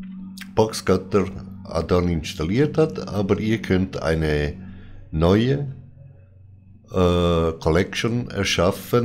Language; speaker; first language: German; non-native, fluent; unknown